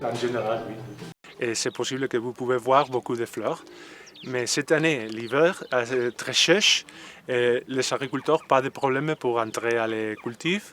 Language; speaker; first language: French; non-native, learner; Spanish